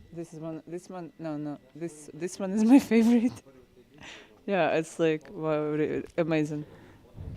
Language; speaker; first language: English; non-native, fluent; Ukrainian